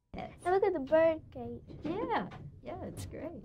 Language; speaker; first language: English; native; English